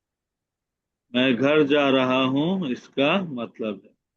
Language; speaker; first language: Hindi; non-native, fluent; Bangla